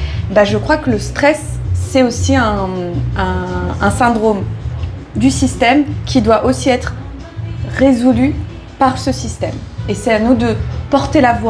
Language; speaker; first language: French; native; French